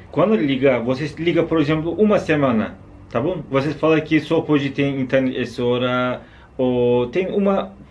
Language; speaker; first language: Portuguese; non-native, learner; Turkish